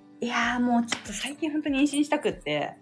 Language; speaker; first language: Japanese; native; Japanese